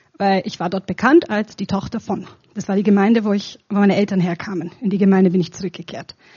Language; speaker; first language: German; non-native, fluent; Romanian